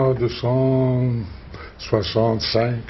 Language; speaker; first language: French; non-native, learner; Spanish